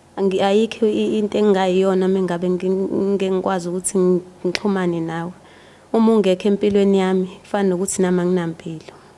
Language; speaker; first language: Zulu; native; Zulu